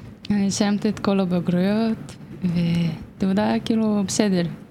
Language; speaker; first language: Hebrew; non-native, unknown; Ukrainian